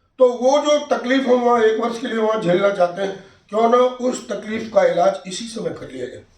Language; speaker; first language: Hindi; native; Hindi